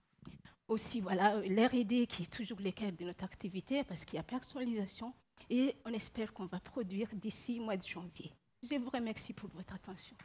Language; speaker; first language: French; non-native, local second language; Malagasy